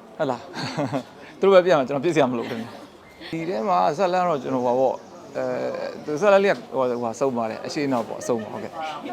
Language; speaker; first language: Burmese; non-native, local second language; Shan